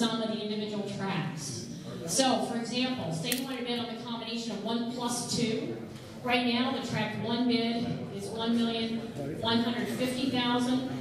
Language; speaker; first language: English; native; English